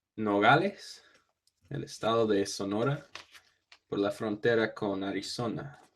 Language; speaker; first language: Spanish; non-native, learner; English